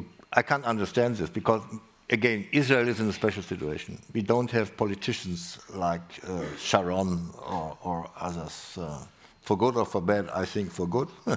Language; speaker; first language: English; non-native, fluent; German